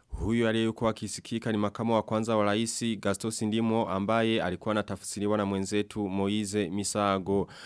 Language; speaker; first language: Swahili; non-native, local second language; Rundi